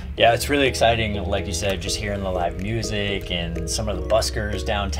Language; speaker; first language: English; native; English